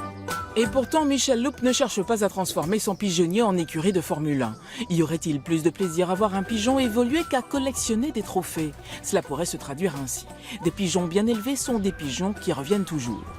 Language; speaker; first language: French; native; French